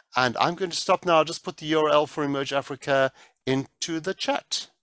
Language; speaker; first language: English; native; English